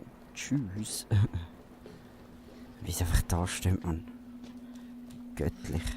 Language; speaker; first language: German; native; German